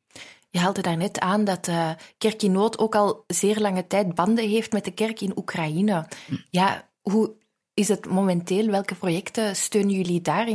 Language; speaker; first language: Dutch; native; Dutch